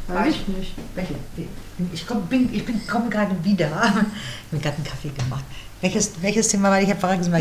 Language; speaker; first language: German; native; German